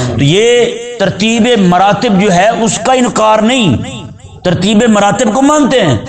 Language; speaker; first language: Urdu; non-native, local second language; Punjabi